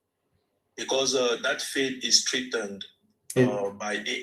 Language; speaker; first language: English; non-native, learner; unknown